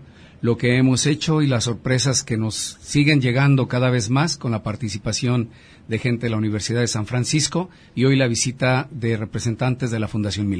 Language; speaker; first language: Spanish; native; Spanish